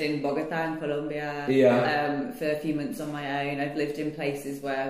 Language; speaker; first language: English; native; English